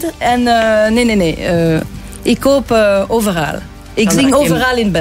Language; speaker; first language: Dutch; non-native, local second language; French